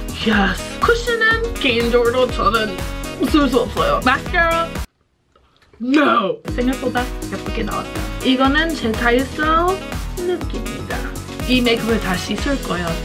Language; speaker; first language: Korean; non-native, learner; English